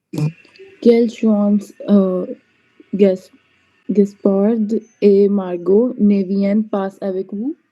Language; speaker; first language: French; non-native, learner; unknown